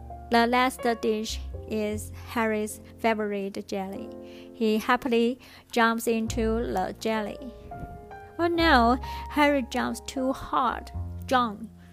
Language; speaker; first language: English; non-native, learner; Chinese